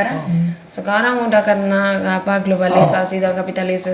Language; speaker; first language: Indonesian; non-native, fluent; Spanish